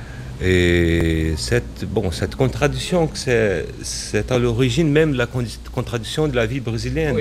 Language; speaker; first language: French; non-native, fluent; Portuguese